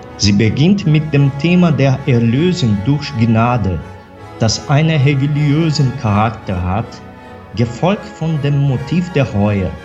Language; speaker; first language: German; non-native, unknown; Portuguese